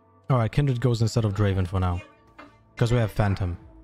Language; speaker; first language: English; non-native, fluent; Polish